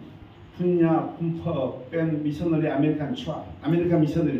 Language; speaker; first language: Thai; non-native, learner; Korean